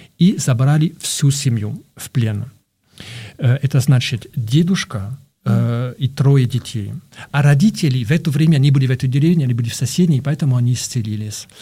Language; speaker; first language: Russian; non-native, fluent; French